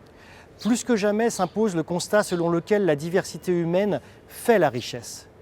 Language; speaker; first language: French; native; French